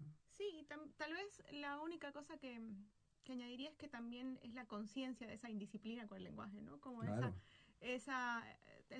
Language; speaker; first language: Spanish; native; Spanish